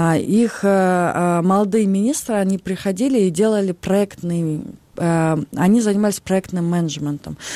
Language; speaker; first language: Russian; non-native, local second language; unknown